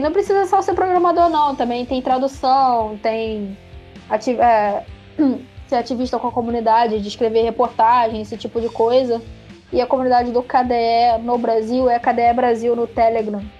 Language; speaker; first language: Portuguese; native; Portuguese